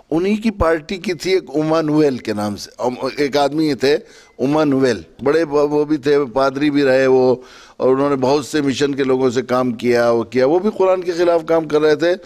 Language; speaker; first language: Urdu; native; Urdu